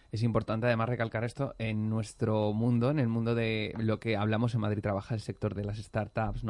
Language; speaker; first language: Spanish; native; Spanish